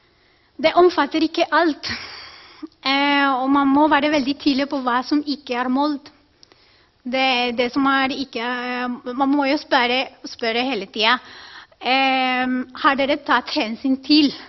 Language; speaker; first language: Norwegian; non-native, fluent; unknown